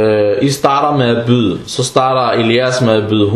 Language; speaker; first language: Danish; non-native, fluent; Arabic